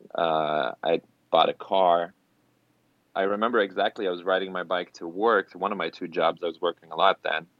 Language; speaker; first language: English; non-native, fluent; German